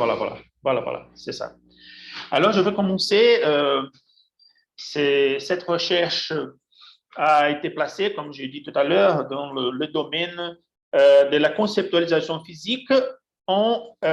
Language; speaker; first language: French; non-native, fluent; Portuguese